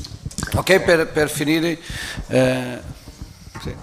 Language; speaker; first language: Italian; non-native, fluent; Portuguese